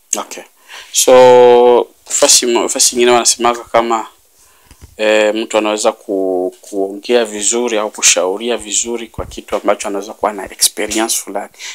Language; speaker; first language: Swahili; native; Swahili